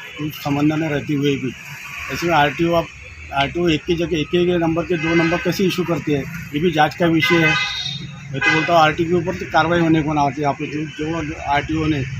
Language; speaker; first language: Hindi; non-native, local second language; Marathi